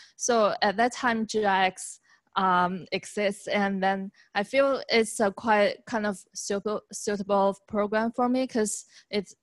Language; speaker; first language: English; non-native, fluent; Chinese